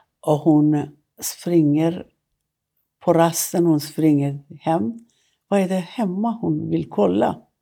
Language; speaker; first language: Swedish; non-native, fluent; Persian